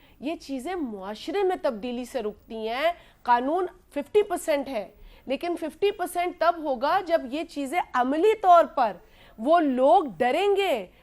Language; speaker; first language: Urdu; non-native, local second language; Sindhi